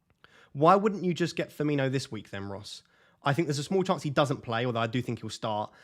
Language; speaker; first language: English; native; English